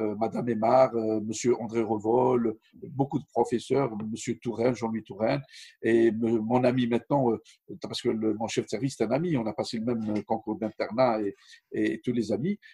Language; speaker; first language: French; non-native, local second language; Arabic